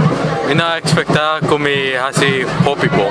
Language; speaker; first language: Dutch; non-native, learner; Papiamento